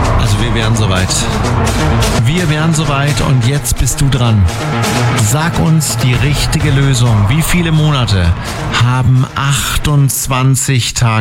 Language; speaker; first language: German; native; German